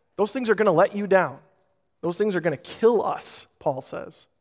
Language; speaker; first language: English; native; English